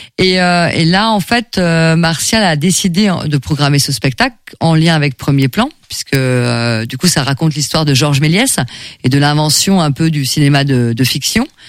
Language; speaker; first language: French; native; French